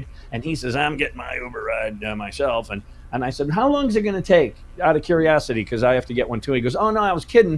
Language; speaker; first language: English; native; English